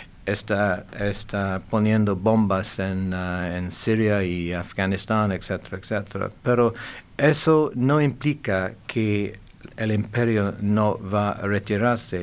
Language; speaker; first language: Spanish; non-native, fluent; English